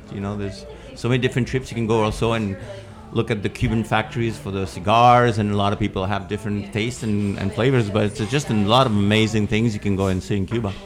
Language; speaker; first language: English; non-native, fluent; Spanish